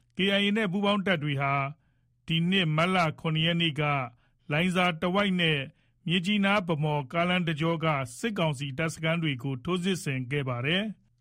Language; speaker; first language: Burmese; native; Burmese